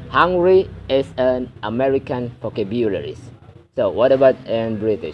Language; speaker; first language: English; non-native, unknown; Indonesian